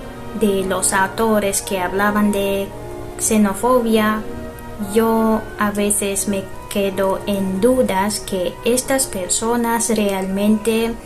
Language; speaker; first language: Spanish; non-native, fluent; Russian